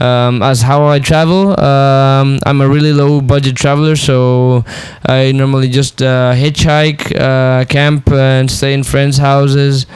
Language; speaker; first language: English; non-native, fluent; Spanish